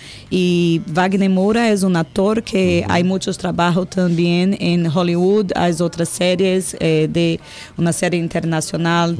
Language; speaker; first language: Spanish; non-native, learner; Portuguese